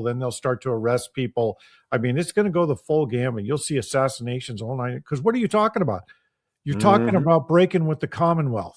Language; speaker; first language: English; native; English